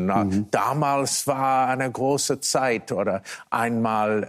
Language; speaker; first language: German; non-native, fluent; English